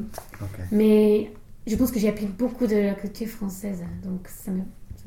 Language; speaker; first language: French; non-native, fluent; English